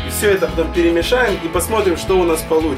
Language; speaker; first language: Russian; native; Russian